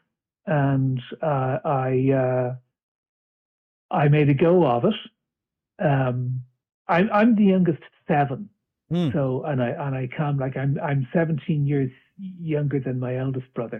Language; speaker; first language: English; native; English